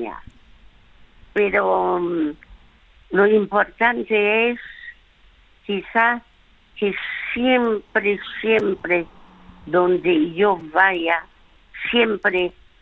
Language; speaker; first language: Spanish; early bilingual, other home language; French